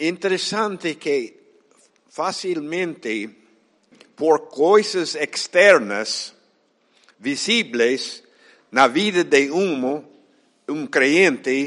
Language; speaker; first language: Portuguese; non-native, fluent; Spanish